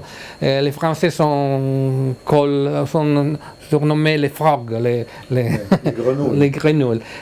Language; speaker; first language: French; non-native, learner; Italian